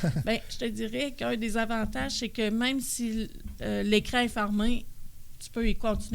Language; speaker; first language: French; native; French